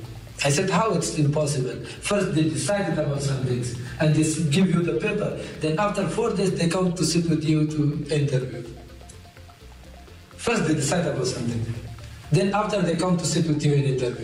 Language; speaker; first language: English; non-native, learner; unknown